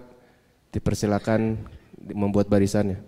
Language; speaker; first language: Indonesian; native; Indonesian